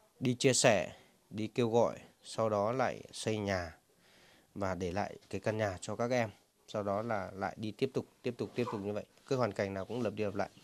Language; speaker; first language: Vietnamese; non-native, local second language; Hmong